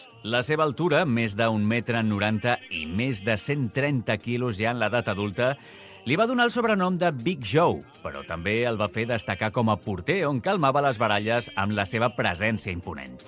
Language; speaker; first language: Catalan; native; Catalan